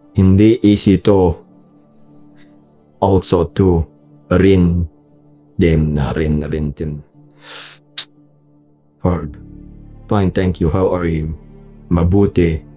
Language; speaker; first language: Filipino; non-native, learner; English